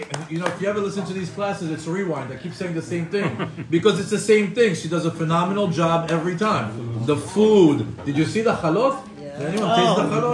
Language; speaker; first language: English; non-native, fluent; Hebrew